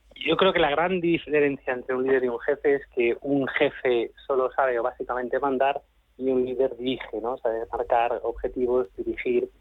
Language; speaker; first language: Spanish; native; Spanish